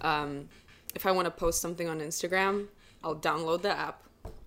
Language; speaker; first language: English; non-native, fluent; Russian